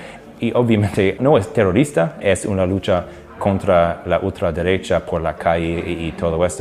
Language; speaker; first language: Spanish; non-native, fluent; English